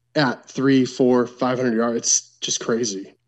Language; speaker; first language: English; native; English